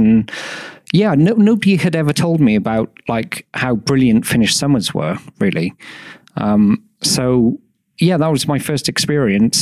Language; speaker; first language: English; native; English